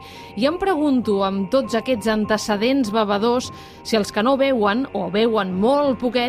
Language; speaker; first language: Catalan; native; Catalan